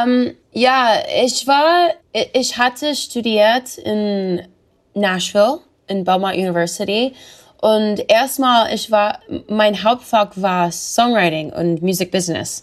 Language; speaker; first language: German; non-native, learner; English